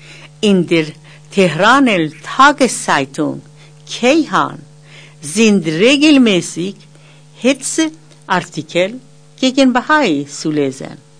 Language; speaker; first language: German; non-native, fluent; Persian